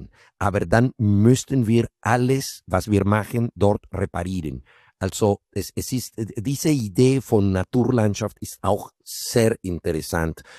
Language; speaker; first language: German; non-native, fluent; Spanish